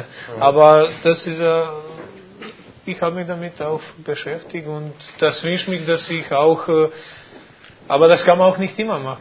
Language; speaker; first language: German; non-native, fluent; Croatian